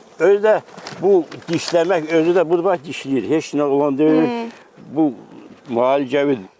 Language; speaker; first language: Azerbaijani; non-native, local second language; Avaric